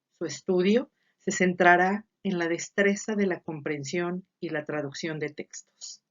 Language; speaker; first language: Spanish; native; Spanish